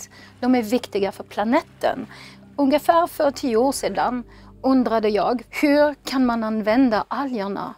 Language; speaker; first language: Swedish; non-native, fluent; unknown